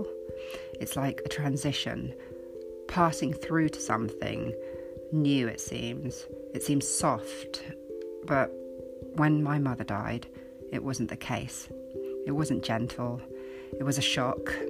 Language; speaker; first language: English; native; English